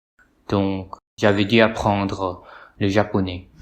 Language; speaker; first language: French; non-native, learner; Korean